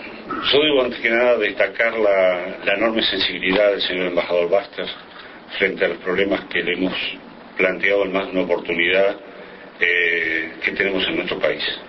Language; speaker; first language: Spanish; native; Spanish